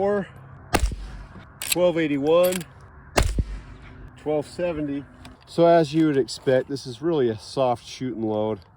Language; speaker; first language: English; native; English